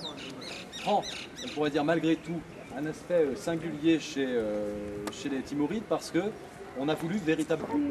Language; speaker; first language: French; native; French